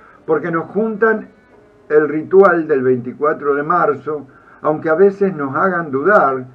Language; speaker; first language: Spanish; native; Spanish